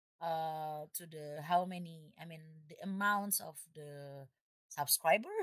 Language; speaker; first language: English; non-native, fluent; Indonesian